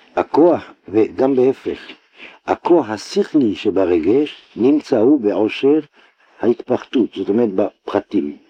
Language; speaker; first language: Hebrew; non-native, fluent; French